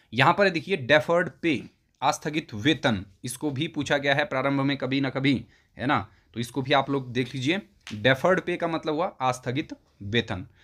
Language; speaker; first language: Hindi; native; Hindi